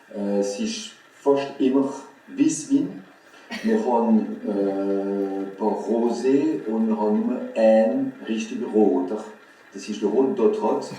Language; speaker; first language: German; non-native, fluent; French